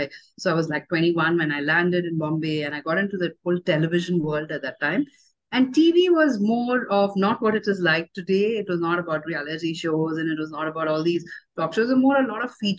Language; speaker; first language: English; non-native, local second language; Tamil